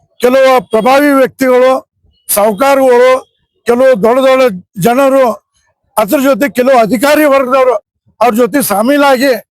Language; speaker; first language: Kannada; native; Kannada